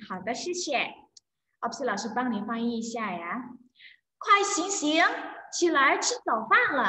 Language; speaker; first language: Chinese; non-native, fluent; Indonesian